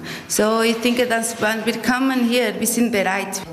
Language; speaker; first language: German; non-native, learner; Portuguese